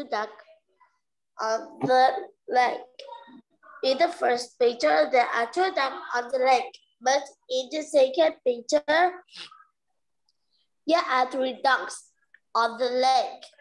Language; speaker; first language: English; non-native, learner; Vietnamese